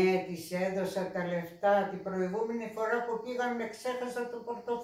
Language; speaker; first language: Greek; non-native, fluent; Russian